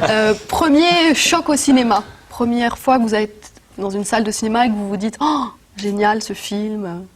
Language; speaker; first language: French; native; French